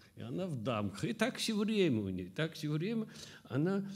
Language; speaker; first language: Russian; native; Russian